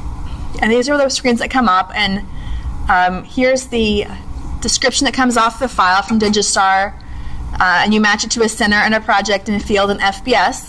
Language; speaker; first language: English; native; English